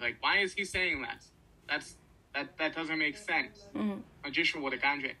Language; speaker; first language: English; native; English